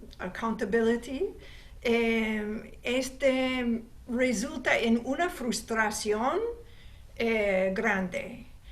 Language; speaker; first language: Spanish; non-native, fluent; English